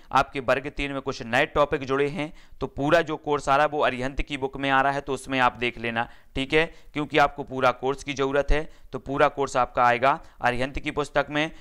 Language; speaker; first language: Hindi; native; Hindi